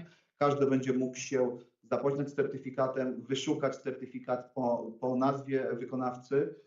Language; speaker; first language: Polish; native; Polish